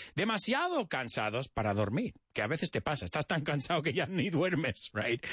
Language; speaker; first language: Spanish; early bilingual, other home language; English